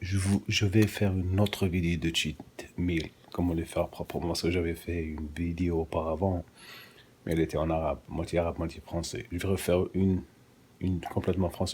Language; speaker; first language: French; non-native, local second language; Arabic